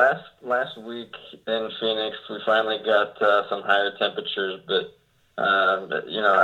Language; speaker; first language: English; native; English